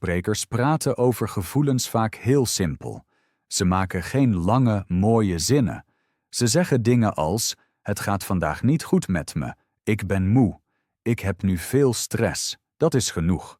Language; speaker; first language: Dutch; non-native, fluent; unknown